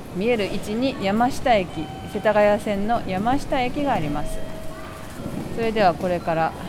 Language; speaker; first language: Japanese; native; Japanese